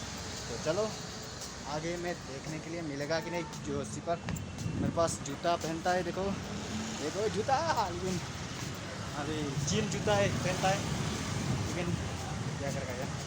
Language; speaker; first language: Hindi; non-native, local second language; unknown